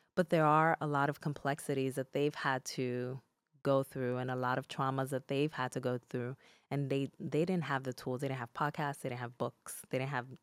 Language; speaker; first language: English; early bilingual, other home language; Spanish